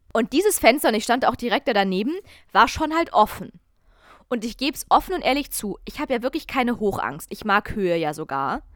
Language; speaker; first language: German; native; German